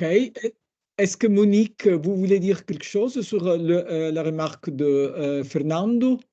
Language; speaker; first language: French; non-native, fluent; Italian